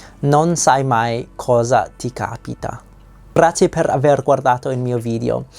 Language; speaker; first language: Italian; non-native, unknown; English